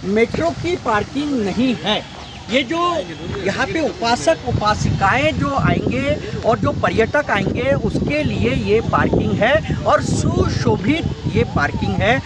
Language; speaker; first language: Hindi; non-native, local second language; Marathi